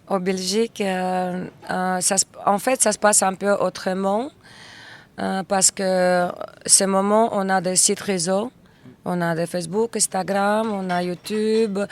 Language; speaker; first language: French; non-native, learner; Russian